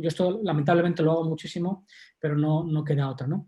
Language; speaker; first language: Spanish; native; Spanish